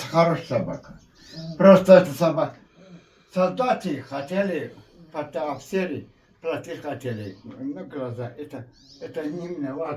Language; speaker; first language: Russian; non-native, learner; Turkmen